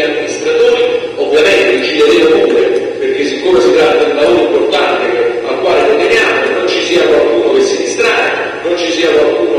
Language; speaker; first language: Italian; native; Italian